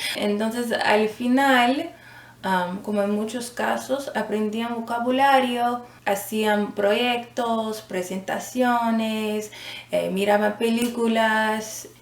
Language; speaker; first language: Spanish; non-native, fluent; English